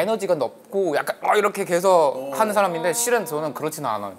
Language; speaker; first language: Korean; non-native, fluent; Chinese